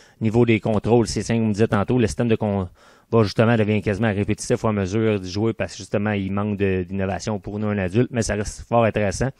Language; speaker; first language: French; native; French